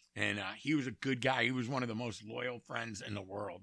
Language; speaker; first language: English; native; English